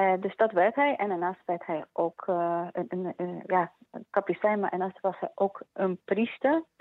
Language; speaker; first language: Dutch; early bilingual, other home language; Polish